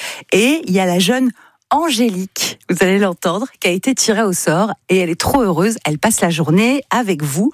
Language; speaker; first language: French; native; French